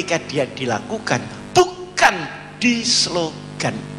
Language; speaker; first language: Indonesian; non-native, local second language; Javanese